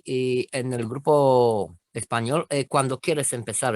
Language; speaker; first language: Spanish; non-native, fluent; Romanian